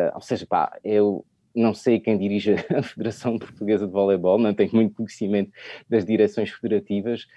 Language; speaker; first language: Portuguese; non-native, fluent; French